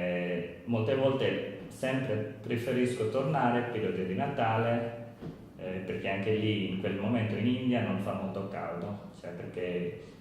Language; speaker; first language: Italian; non-native, learner; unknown